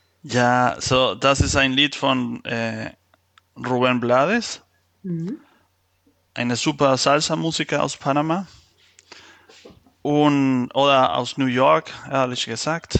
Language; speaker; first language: German; non-native, fluent; Spanish